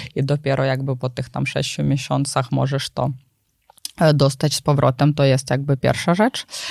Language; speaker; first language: Polish; non-native, fluent; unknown